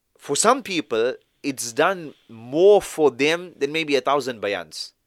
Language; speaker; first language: English; native; English